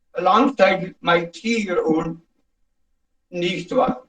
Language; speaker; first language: English; non-native, local second language; Punjabi